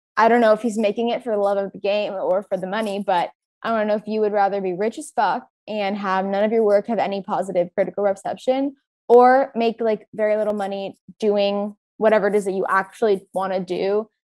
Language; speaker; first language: English; native; English